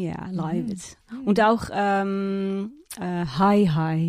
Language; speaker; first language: German; non-native, learner; Dutch